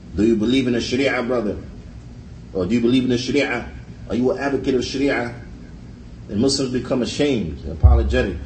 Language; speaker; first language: English; native; English